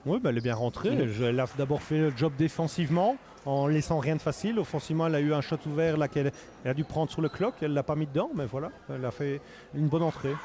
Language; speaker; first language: French; native; French